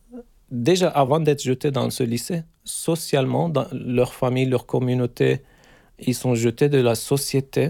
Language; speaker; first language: French; non-native, learner; Turkish